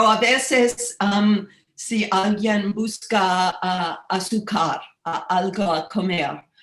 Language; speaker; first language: Spanish; non-native, learner; English